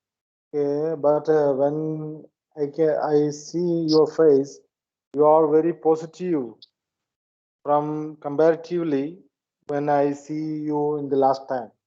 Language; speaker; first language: English; non-native, learner; Malayalam